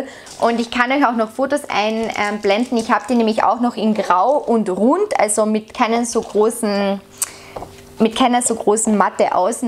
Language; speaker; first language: German; native; German